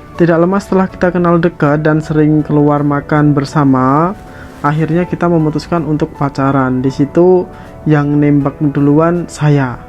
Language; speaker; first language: Indonesian; native; Indonesian